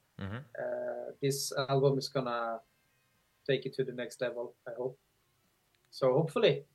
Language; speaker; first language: English; non-native, fluent; Swedish